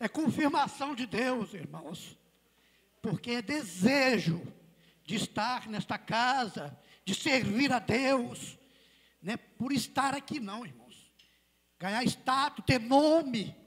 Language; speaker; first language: Portuguese; native; Portuguese